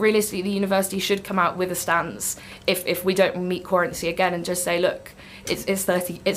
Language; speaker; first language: English; native; English